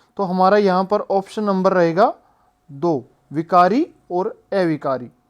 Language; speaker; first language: Hindi; native; Hindi